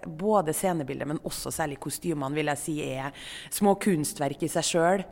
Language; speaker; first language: Norwegian; native; Norwegian